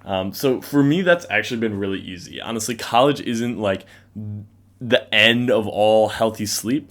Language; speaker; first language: English; native; English